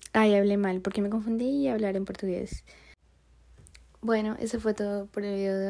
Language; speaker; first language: Spanish; non-native, fluent; Portuguese